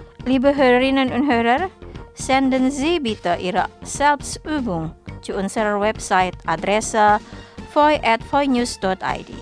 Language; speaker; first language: German; non-native, fluent; Indonesian